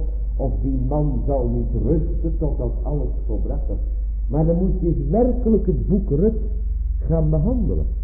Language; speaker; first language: Dutch; native; Dutch